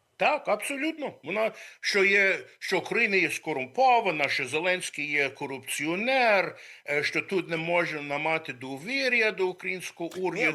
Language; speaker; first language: Ukrainian; early bilingual, heritage; Ukrainian